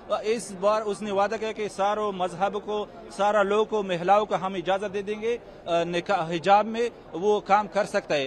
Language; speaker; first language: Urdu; non-native, learner; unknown